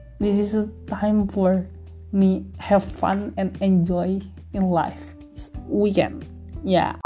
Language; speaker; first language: English; non-native, learner; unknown